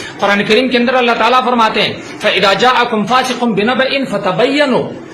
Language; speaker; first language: Urdu; non-native, local second language; Pashto